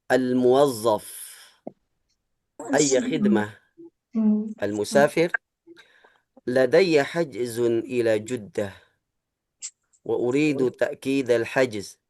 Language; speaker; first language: Arabic; non-native, fluent; Indonesian